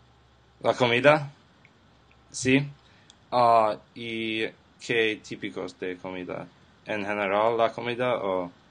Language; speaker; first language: Spanish; non-native, learner; English